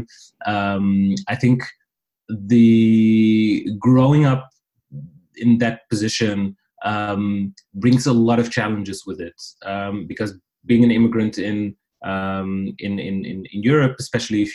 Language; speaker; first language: English; non-native, fluent; Riffian